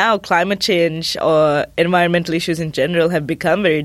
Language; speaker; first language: English; non-native, local second language; Sinhala